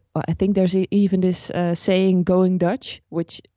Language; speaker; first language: English; non-native, fluent; Dutch